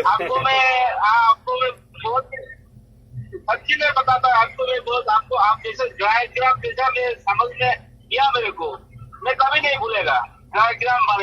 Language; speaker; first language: Hindi; non-native, learner; Bangla